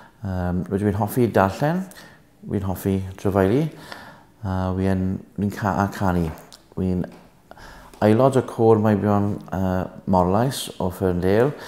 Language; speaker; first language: Welsh; non-native, local second language; English